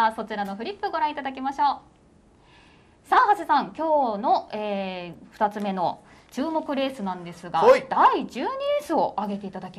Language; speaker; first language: Japanese; native; Japanese